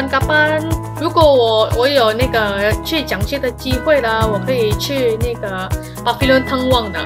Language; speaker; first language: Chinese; non-native, learner; Indonesian